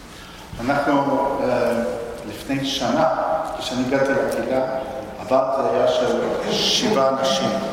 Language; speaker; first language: Hebrew; non-native, fluent; Spanish